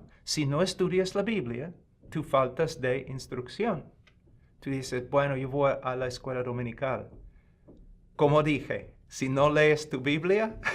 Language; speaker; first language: Spanish; non-native, fluent; English